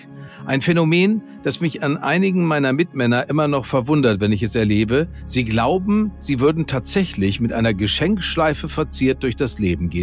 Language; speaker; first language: German; native; German